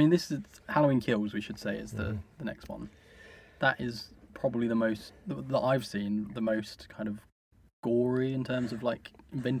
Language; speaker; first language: English; native; English